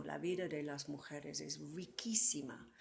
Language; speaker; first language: Spanish; non-native, fluent; English